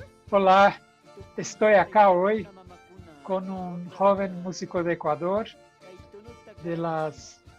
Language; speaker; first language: Spanish; non-native, fluent; Portuguese